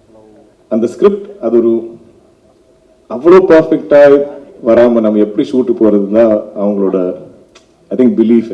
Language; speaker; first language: Tamil; non-native, local second language; Malayalam